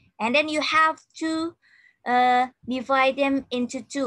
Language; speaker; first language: English; non-native, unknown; Indonesian